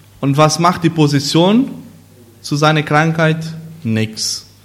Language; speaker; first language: German; non-native, learner; Portuguese